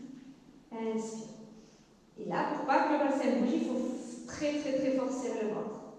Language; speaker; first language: French; native; French